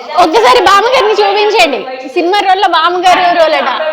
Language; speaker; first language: Telugu; native; Telugu